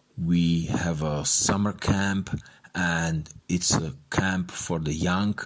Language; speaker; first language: English; non-native, fluent; Czech